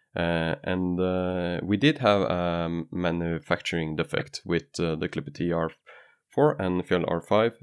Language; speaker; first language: English; non-native, fluent; Norwegian